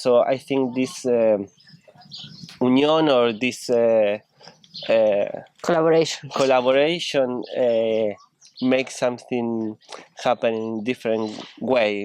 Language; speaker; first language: English; non-native, learner; Spanish